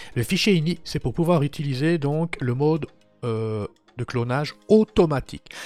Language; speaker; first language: French; native; French